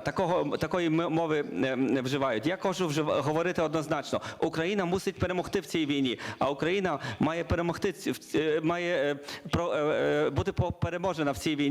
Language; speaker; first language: Ukrainian; non-native, learner; Polish